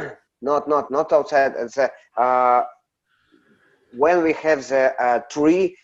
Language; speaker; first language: English; non-native, learner; Russian